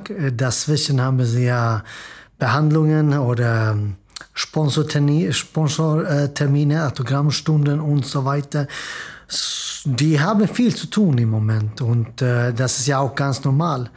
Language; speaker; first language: German; non-native, fluent; Swedish